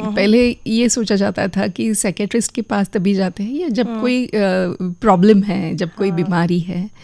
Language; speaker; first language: Hindi; non-native, local second language; Marathi